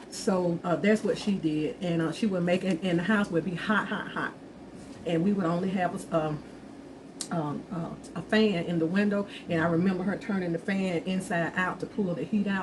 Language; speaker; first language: English; native; English